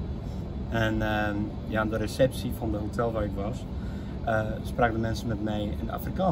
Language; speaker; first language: Dutch; non-native, fluent; English